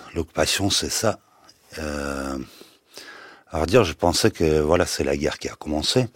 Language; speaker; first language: French; non-native, fluent; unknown